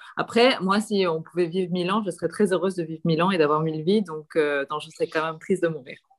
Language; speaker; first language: French; early bilingual, other home language; Korean